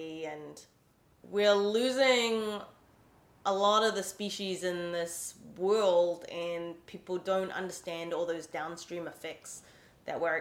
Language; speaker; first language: English; native; English